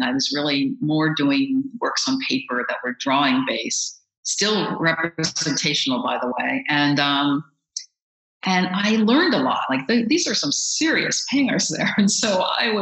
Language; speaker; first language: English; native; English